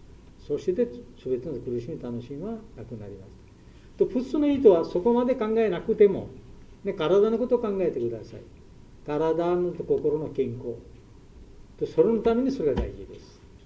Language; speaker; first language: Japanese; non-native, learner; Bangla